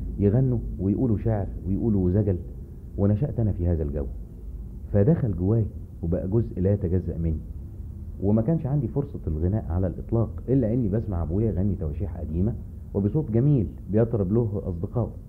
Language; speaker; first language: Egyptian Arabic; native; Egyptian Arabic